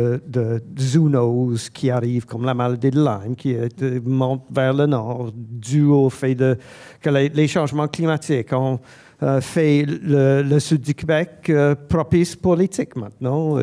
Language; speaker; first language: French; non-native, fluent; English